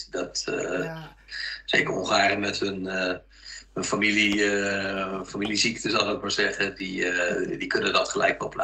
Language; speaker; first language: Dutch; native; Dutch